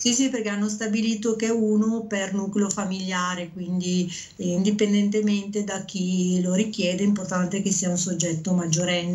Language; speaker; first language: Italian; native; Italian